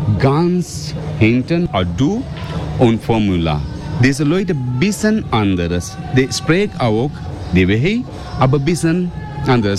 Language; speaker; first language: German; non-native, learner; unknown